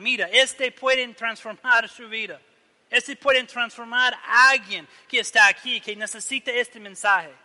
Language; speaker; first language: Spanish; non-native, learner; English